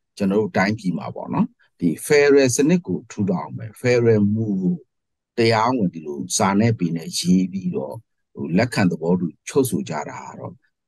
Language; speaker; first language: Burmese; non-native, local second language; Pa'o Karen